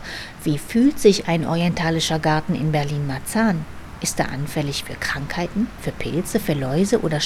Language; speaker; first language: German; native; German